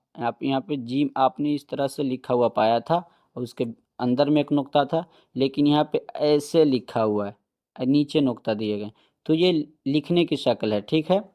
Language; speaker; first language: Hindi; native; Hindi